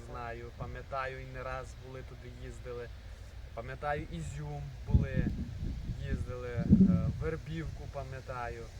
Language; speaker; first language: Ukrainian; native; Ukrainian